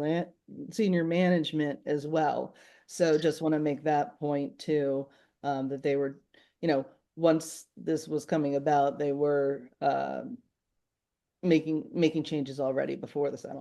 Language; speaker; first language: English; native; English